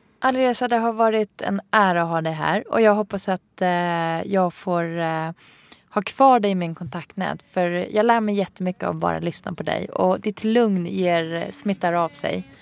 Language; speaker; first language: Swedish; early bilingual, other home language; Arabic